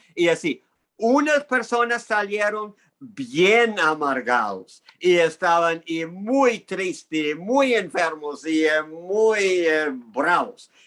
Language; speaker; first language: Spanish; non-native, fluent; English